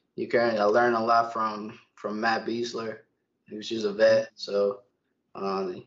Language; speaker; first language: English; early bilingual, other home language; Spanish